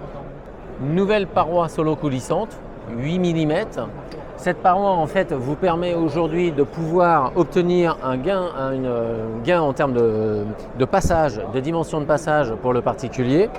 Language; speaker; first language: French; native; French